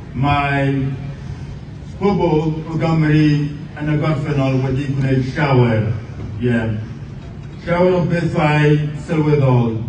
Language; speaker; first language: Welsh; non-native, fluent; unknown